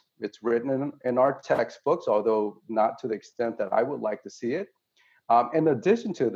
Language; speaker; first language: English; native; English